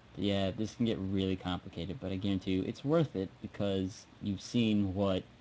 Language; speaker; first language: English; native; English